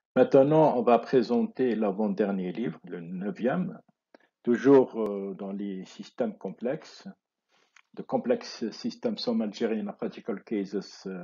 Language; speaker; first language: French; non-native, local second language; Arabic